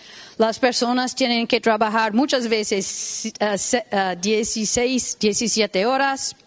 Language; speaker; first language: Spanish; non-native, fluent; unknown